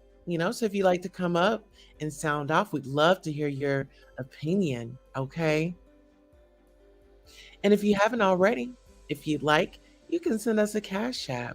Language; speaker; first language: English; native; English